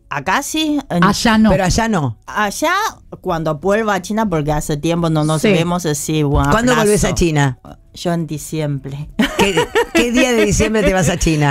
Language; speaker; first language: Spanish; non-native, fluent; Chinese